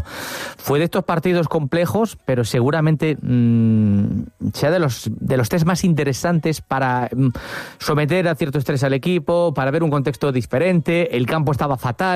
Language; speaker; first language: Spanish; native; Spanish